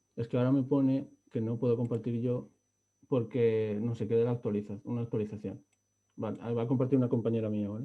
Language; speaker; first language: Spanish; native; Spanish